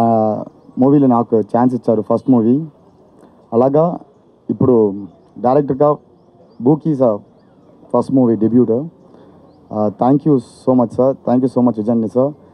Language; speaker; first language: Telugu; non-native, learner; Tamil